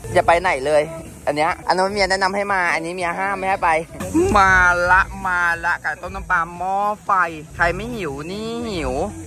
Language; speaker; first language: Thai; native; Thai